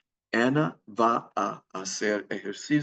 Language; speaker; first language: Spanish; non-native, fluent; English